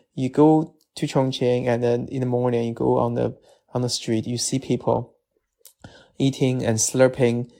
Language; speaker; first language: English; non-native, fluent; Chinese